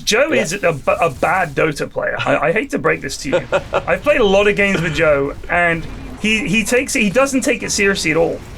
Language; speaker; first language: English; native; English